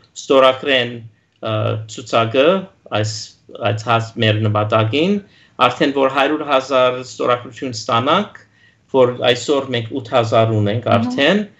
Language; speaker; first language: Armenian; early bilingual, heritage; Armenian